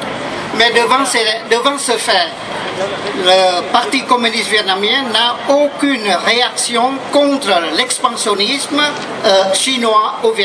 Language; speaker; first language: French; non-native, fluent; Vietnamese